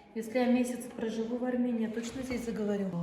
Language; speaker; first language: Russian; native; Russian